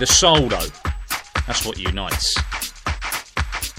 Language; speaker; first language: English; native; English